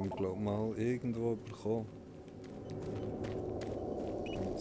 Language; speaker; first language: German; native; German